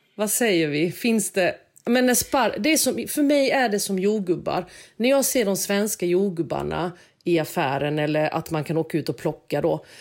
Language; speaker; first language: Swedish; native; Swedish